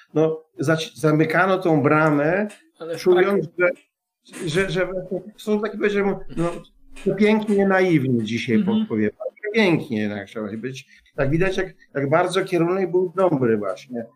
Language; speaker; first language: Polish; native; Polish